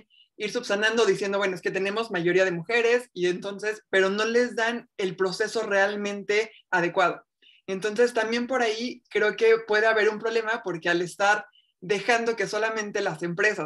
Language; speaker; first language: Spanish; native; Spanish